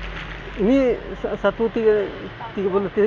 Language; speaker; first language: Indonesian; non-native, learner; Bangla